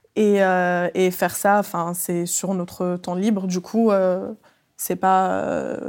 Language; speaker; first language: French; early bilingual, other home language; Arabic